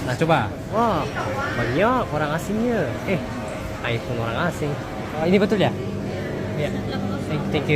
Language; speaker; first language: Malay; non-native, fluent; Korean